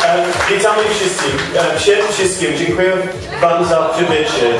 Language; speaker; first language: Polish; non-native, learner; English